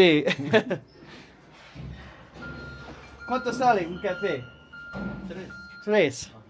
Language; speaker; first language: Spanish; non-native, learner; English